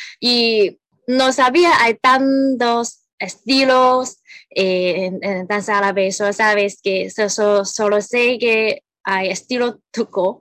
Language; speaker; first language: Spanish; non-native, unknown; Cantonese